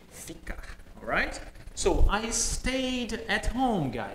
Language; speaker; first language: English; non-native, fluent; Portuguese